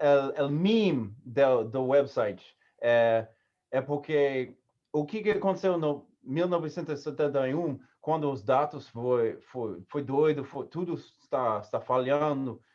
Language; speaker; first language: Portuguese; non-native, learner; English